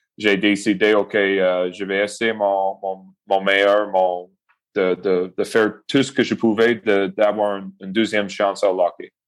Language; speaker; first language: French; non-native, local second language; English